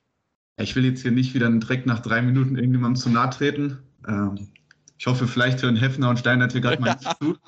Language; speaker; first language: German; native; German